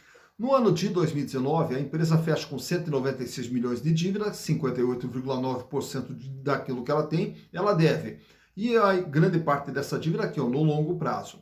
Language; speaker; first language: Portuguese; native; Portuguese